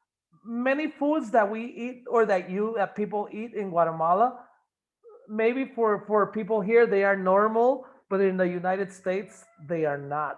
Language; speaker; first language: English; non-native, fluent; Spanish